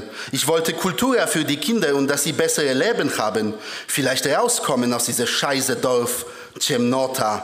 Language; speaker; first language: German; early bilingual, other home language; Polish